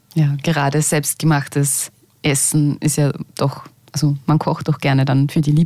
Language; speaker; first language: German; early bilingual, other home language; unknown